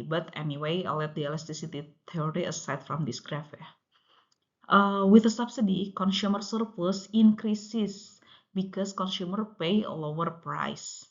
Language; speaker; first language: English; non-native, local second language; Indonesian